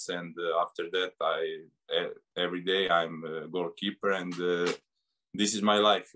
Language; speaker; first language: English; non-native, learner; Serbian